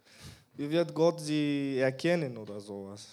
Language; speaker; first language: German; non-native, fluent; Bulgarian